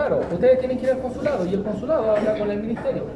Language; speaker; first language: Spanish; native; Spanish